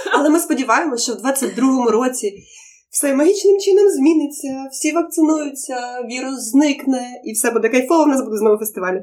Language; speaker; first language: Ukrainian; non-native, local second language; Russian